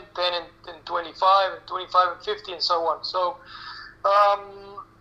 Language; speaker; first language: English; non-native, fluent; Spanish